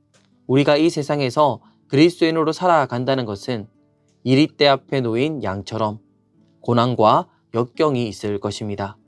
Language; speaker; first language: Korean; native; Korean